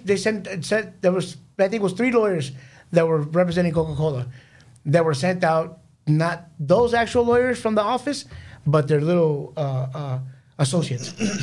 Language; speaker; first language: English; early bilingual, other home language; Spanish